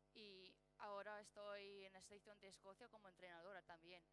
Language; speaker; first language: Spanish; non-native, learner; English